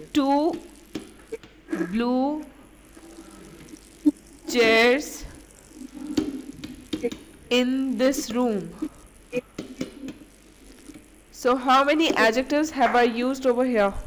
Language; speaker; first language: English; non-native, local second language; Hindi